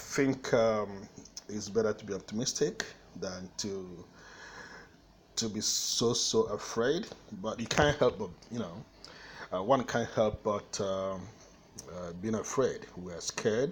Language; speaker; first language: English; non-native, local second language; Igbo